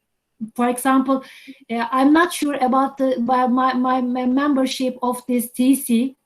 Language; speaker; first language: English; non-native, learner; Turkish